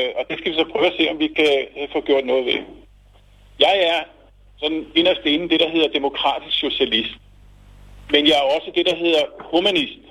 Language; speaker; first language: Danish; native; Danish